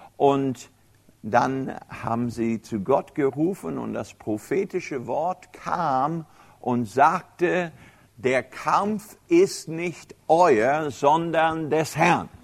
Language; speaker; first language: German; non-native, fluent; English